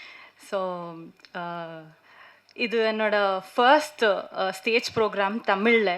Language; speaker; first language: Tamil; non-native, learner; Kannada